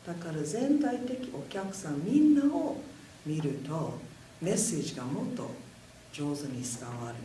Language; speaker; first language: Japanese; non-native, fluent; English